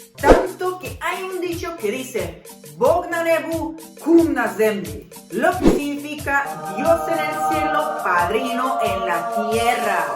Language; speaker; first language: Spanish; non-native, fluent; Serbian